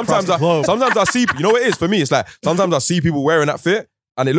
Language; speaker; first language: English; native; English